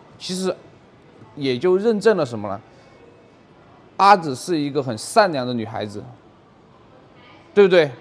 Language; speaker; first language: Chinese; native; Chinese